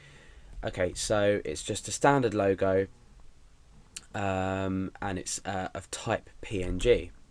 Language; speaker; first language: English; native; English